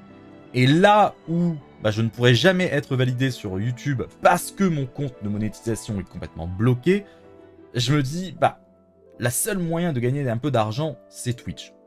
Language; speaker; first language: French; native; French